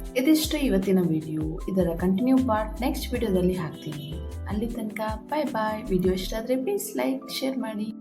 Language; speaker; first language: Kannada; non-native, local second language; Tulu